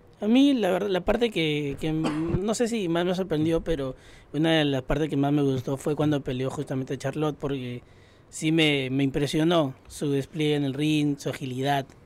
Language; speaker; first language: Spanish; native; Spanish